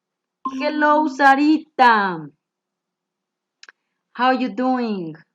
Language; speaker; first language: English; non-native, fluent; Spanish